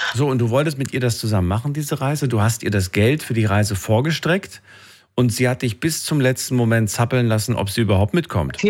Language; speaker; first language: German; native; German